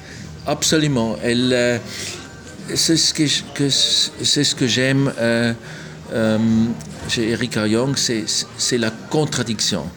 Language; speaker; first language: French; non-native, local second language; German